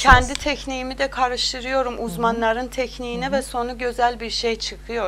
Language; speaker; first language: Turkish; non-native, learner; Azerbaijani